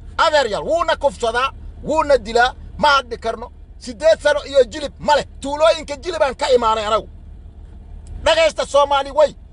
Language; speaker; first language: Somali; native; Somali